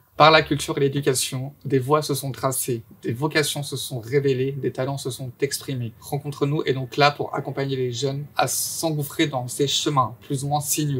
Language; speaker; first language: French; native; French